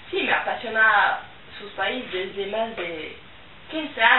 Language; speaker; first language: Spanish; non-native, learner; French